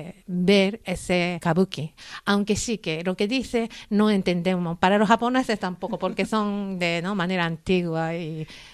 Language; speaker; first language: Spanish; non-native, learner; Japanese